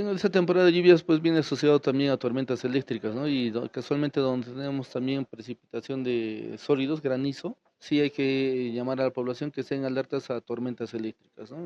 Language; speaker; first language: Spanish; native; Spanish